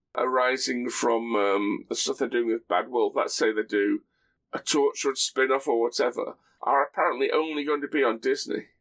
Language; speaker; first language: English; native; English